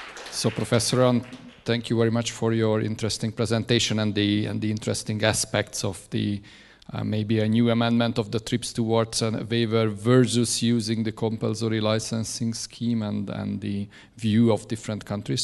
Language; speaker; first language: English; non-native, fluent; Hungarian